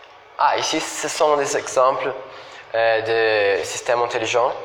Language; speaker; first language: French; non-native, fluent; Portuguese